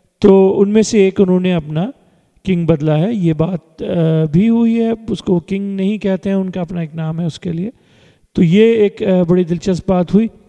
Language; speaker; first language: Urdu; early bilingual, heritage; Urdu